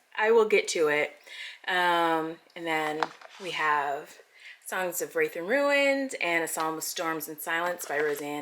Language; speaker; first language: English; native; English